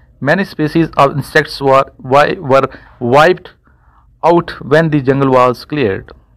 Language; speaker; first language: English; non-native, local second language; Urdu